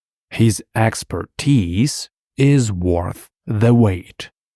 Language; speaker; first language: English; non-native, fluent; Ukrainian